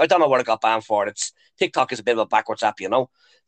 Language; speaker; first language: English; native; English